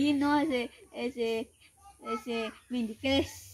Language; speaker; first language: Spanish; non-native, local second language; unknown